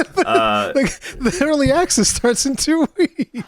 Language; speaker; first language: English; native; English